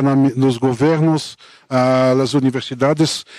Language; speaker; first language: Spanish; non-native, fluent; Portuguese